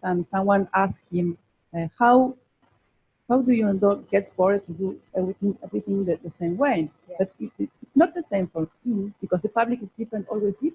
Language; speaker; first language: English; non-native, fluent; Spanish